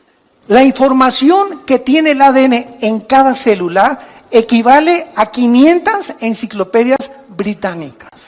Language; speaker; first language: Spanish; native; Spanish